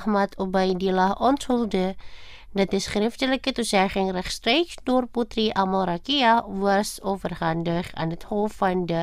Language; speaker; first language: Dutch; non-native, fluent; Indonesian